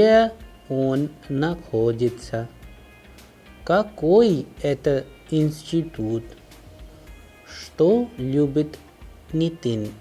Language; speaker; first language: Russian; non-native, fluent; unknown